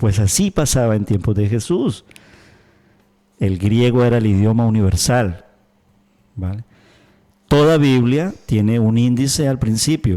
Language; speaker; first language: Spanish; native; Spanish